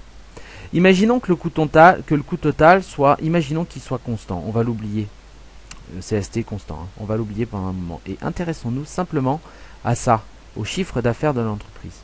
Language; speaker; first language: French; native; French